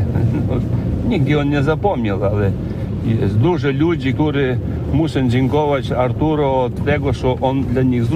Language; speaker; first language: Polish; non-native, learner; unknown